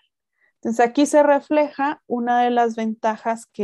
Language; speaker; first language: Spanish; native; Spanish